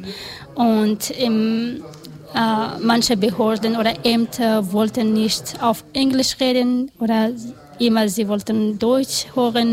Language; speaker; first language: German; non-native, learner; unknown